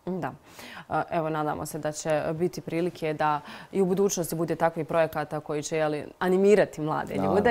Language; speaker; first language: Serbian; native; Serbian